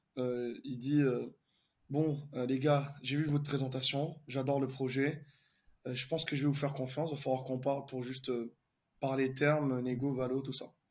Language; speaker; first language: French; non-native, local second language; Arabic